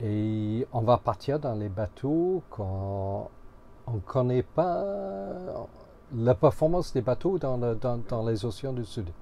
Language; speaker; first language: French; non-native, fluent; English